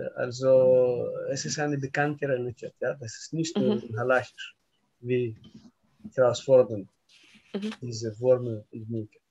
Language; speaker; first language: German; non-native, learner; Russian